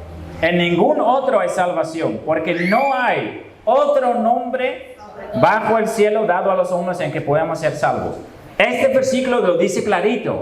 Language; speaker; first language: Spanish; non-native, fluent; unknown